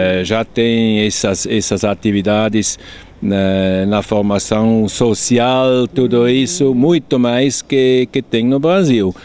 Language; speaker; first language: Portuguese; non-native, fluent; German